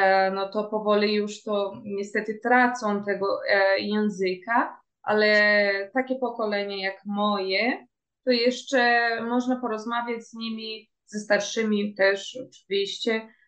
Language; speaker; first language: Polish; early bilingual, heritage; Portuguese